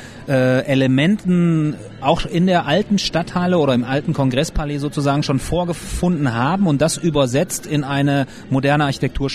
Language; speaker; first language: German; native; German